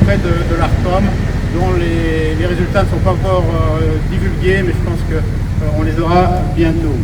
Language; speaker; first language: French; native; French